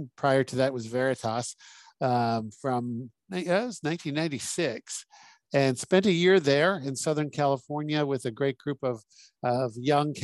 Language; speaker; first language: English; native; English